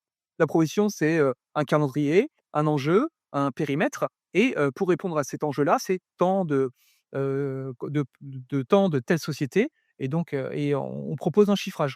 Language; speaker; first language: French; native; French